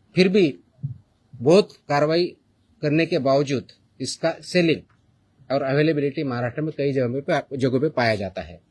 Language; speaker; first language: Hindi; non-native, local second language; Marathi